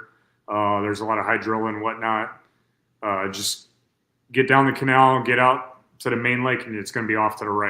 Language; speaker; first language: English; native; English